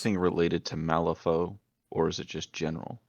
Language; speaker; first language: English; native; English